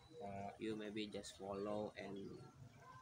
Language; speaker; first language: English; non-native, learner; Indonesian